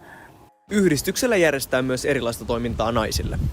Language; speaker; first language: Finnish; native; Finnish